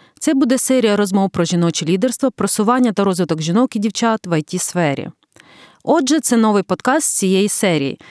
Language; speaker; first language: Ukrainian; native; Ukrainian